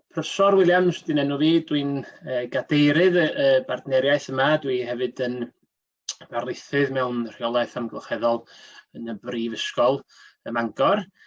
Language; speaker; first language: Welsh; native; Welsh